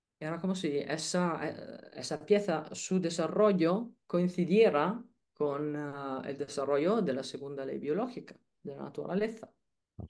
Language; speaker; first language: Spanish; non-native, fluent; Italian